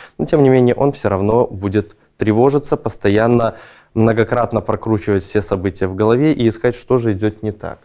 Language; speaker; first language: Russian; native; Russian